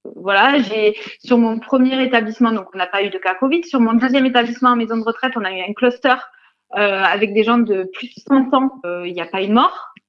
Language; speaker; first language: French; native; French